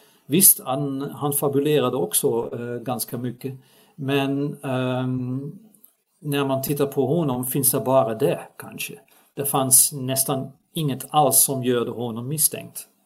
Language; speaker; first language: Swedish; non-native, fluent; Dutch